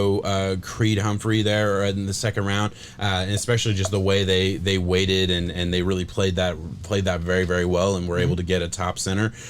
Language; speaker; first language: English; native; English